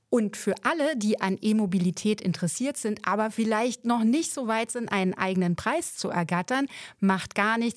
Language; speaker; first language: German; native; German